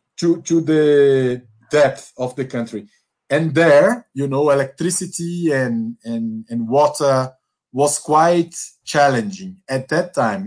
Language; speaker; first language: English; non-native, fluent; Portuguese